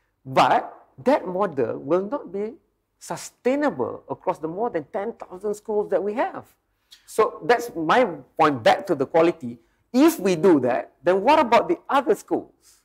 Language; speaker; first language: English; non-native, local second language; Malay